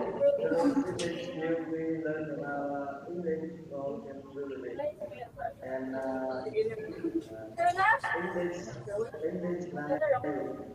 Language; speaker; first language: English; non-native, learner; Vietnamese